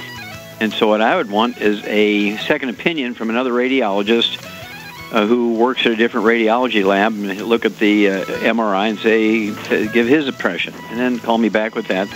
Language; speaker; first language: English; native; English